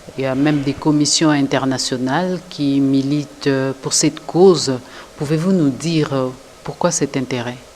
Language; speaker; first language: French; non-native, local second language; Lingala